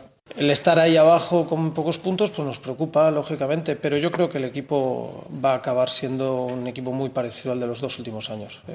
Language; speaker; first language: Spanish; native; Spanish